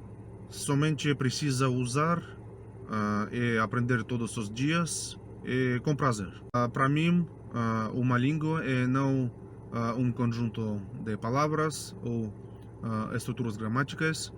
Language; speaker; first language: Portuguese; non-native, fluent; Russian